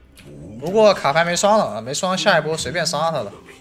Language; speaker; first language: Chinese; native; Chinese